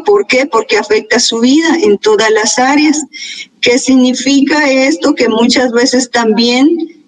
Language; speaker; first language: Spanish; native; Spanish